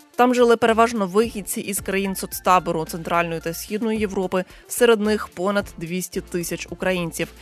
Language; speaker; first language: Ukrainian; native; Ukrainian